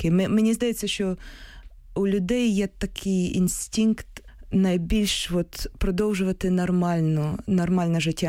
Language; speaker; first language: Ukrainian; non-native, local second language; Russian